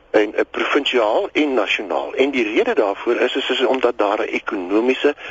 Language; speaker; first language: Afrikaans; native; Afrikaans